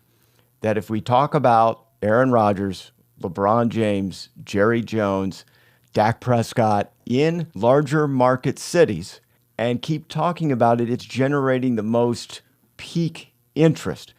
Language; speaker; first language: English; native; English